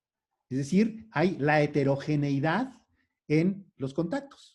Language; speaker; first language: Spanish; native; Spanish